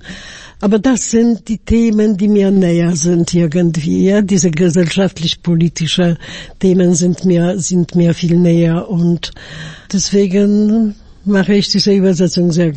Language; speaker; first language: German; non-native, fluent; Polish